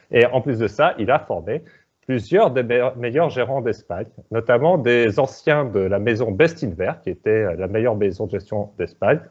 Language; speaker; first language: French; native; French